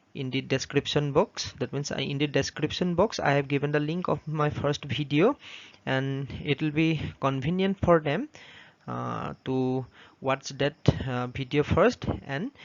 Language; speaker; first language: English; non-native, local second language; Assamese